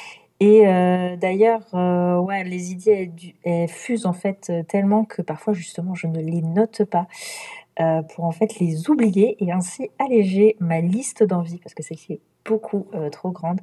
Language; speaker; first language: French; native; French